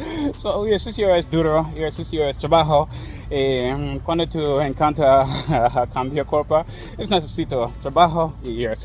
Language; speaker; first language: Spanish; non-native, learner; English